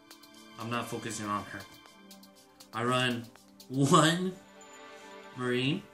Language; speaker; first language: English; native; English